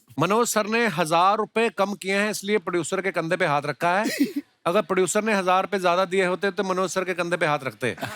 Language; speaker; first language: Hindi; non-native, local second language; Punjabi